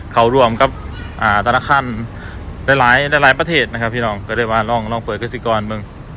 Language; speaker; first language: Thai; native; Thai